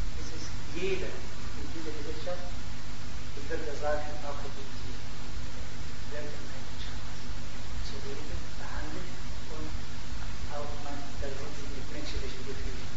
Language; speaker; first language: German; non-native, learner; Arabic